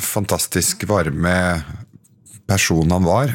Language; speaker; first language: Norwegian; early bilingual, other home language; Arabic